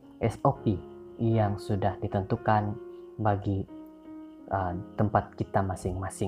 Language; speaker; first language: Indonesian; native; Indonesian